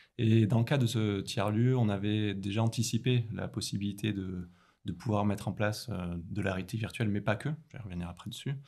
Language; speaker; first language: French; native; French